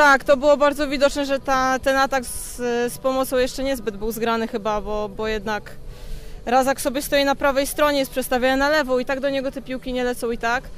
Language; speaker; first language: Polish; native; Polish